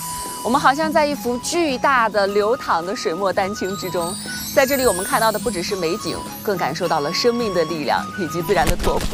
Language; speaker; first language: Chinese; native; Chinese